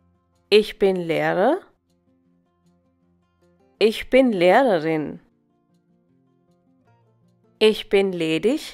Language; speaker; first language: German; non-native, fluent; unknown